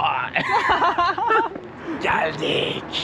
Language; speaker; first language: Turkish; native; Turkish